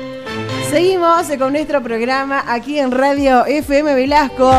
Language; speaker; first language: Spanish; native; Spanish